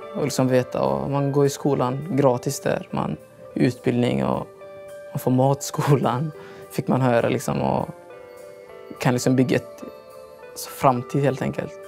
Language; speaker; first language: Swedish; early bilingual, other home language; Somali